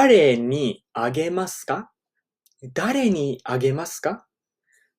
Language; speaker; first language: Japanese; non-native, fluent; English